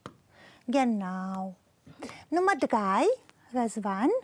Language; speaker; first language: German; non-native, fluent; Romanian